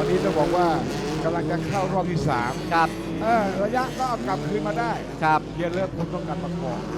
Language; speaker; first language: Thai; native; Thai